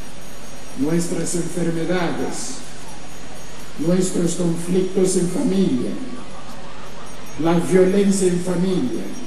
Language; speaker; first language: Spanish; non-native, fluent; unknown